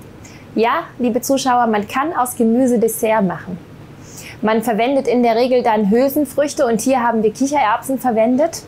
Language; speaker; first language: German; native; German